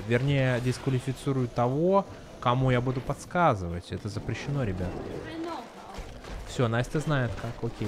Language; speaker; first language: Russian; native; Russian